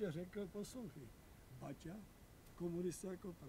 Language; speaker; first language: Czech; native; Czech